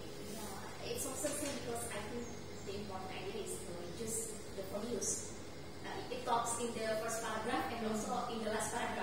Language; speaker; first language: English; non-native, learner; Indonesian